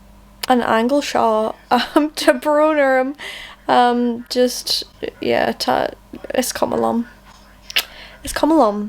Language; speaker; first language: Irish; non-native, local second language; English